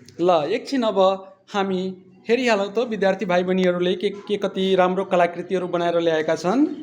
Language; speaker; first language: Nepali; non-native, local second language; Maithili